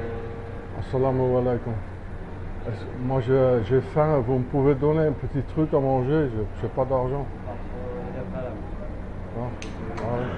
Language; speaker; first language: French; non-native, learner; English